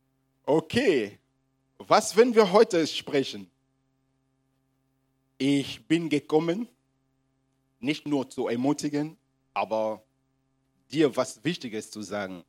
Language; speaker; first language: German; non-native, fluent; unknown